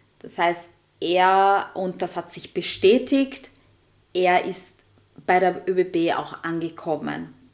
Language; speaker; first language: German; non-native, fluent; Italian